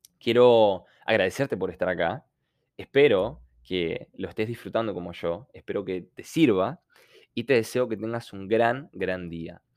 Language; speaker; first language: Spanish; non-native, fluent; Ukrainian